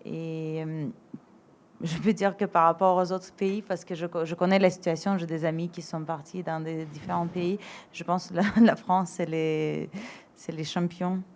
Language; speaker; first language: French; non-native, fluent; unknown